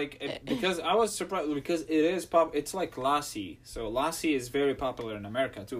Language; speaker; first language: English; non-native, fluent; Arabic